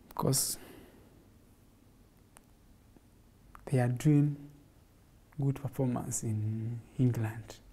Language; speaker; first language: English; non-native, local second language; Kamba